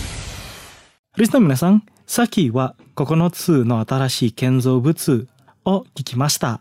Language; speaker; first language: Japanese; non-native, fluent; Indonesian